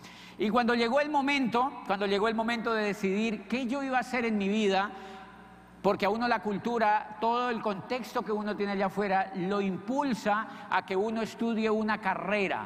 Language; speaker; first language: Spanish; native; Spanish